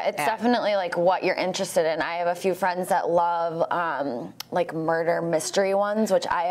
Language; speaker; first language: English; native; English